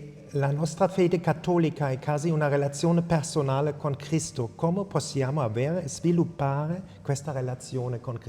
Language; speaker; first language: Italian; non-native, fluent; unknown